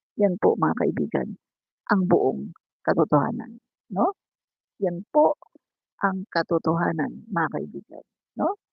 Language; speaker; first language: Filipino; non-native, local second language; Cebuano